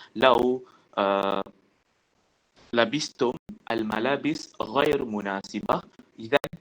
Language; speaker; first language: Arabic; non-native, fluent; Malay